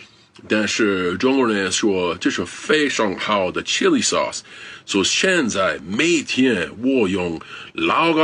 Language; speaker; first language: Chinese; non-native, learner; English